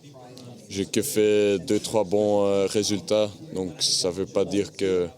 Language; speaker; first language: French; non-native, fluent; Dutch